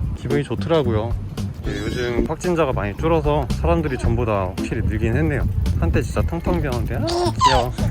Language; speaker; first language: Korean; native; Korean